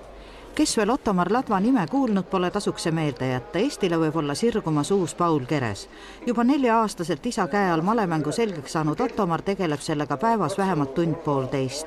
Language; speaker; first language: Estonian; native; Estonian